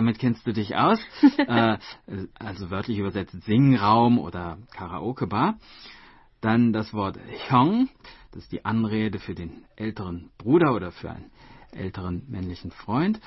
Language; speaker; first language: German; native; German